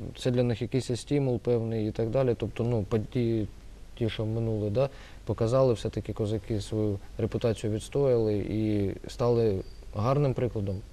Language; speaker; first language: Ukrainian; non-native, local second language; Russian